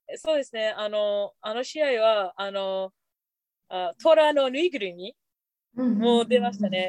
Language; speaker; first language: Japanese; non-native, fluent; English